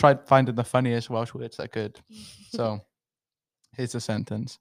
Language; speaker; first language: English; native; English